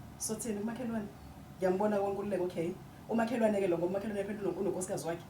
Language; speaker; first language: Zulu; native; Zulu